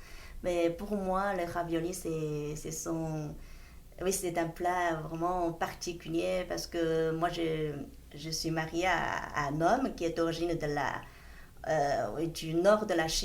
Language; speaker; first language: French; non-native, fluent; Chinese